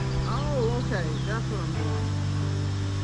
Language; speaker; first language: English; native; English